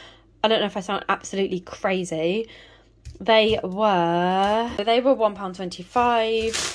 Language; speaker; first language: English; native; English